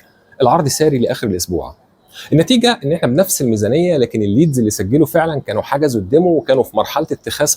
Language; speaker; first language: Arabic; native; Arabic